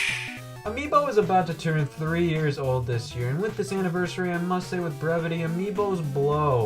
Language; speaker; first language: English; native; English